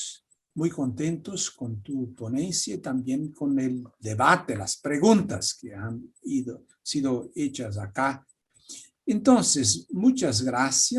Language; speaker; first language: Spanish; non-native, fluent; Portuguese